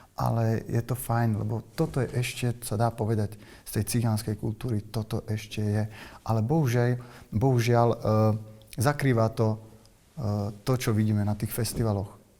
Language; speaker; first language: Slovak; native; Slovak